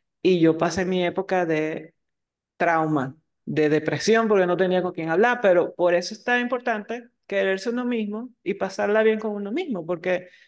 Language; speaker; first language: Spanish; native; Spanish